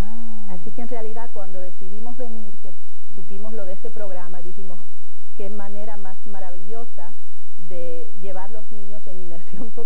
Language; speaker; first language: Spanish; early bilingual, other home language; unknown